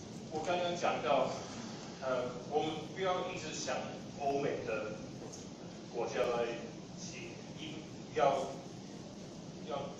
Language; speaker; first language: Chinese; non-native, fluent; English